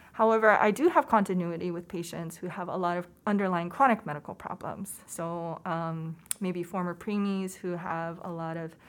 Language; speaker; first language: English; native; English